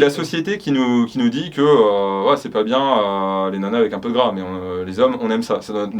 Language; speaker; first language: French; native; French